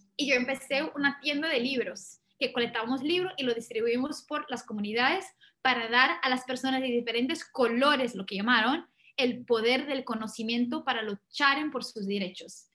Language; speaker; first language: Spanish; non-native, fluent; Portuguese